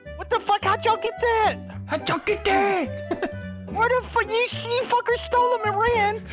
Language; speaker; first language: English; native; English